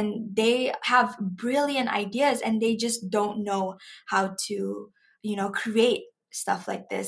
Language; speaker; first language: English; non-native, local second language; Malay